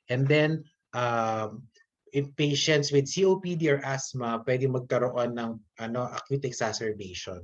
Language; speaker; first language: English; non-native, local second language; Filipino